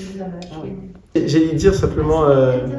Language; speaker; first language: French; native; French